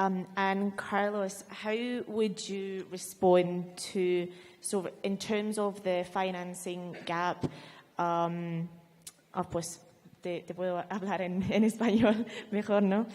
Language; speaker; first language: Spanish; non-native, fluent; English